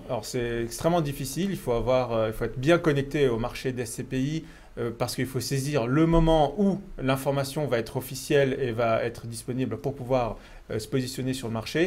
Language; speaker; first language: French; native; French